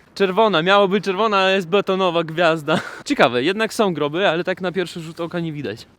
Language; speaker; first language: Polish; non-native, fluent; Russian